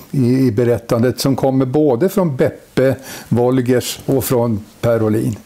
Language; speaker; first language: Swedish; native; Swedish